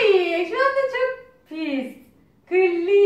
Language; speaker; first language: Turkish; non-native, learner; Azerbaijani